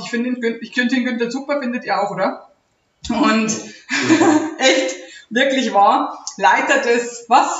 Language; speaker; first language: German; native; German